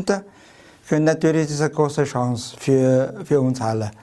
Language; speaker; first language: German; non-native, fluent; Chinese